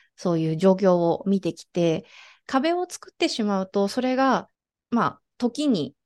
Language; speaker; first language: Japanese; native; Japanese